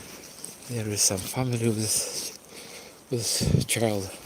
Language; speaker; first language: English; non-native, fluent; Russian